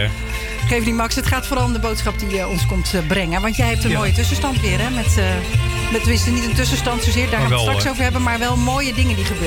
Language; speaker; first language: Dutch; native; Dutch